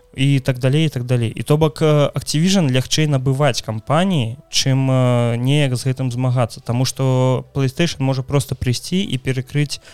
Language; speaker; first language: Belarusian; non-native, local second language; Russian